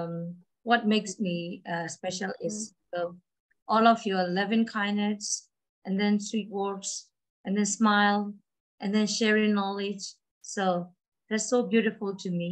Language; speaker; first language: English; non-native, learner; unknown